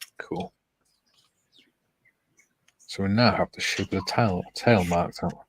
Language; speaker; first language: English; native; English